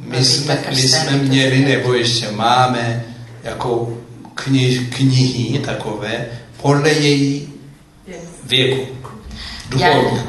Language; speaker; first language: Czech; non-native, fluent; Amharic